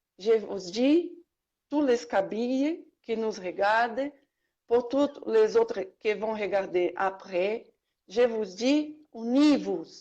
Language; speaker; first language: French; non-native, learner; Portuguese